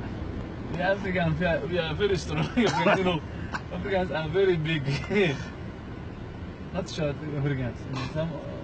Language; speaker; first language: English; non-native, learner; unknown